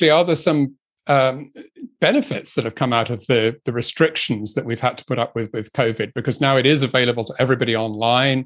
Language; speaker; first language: English; native; English